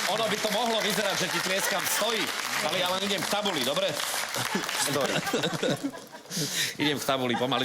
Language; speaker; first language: Slovak; native; Slovak